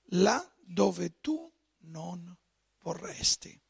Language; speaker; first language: Italian; non-native, fluent; Spanish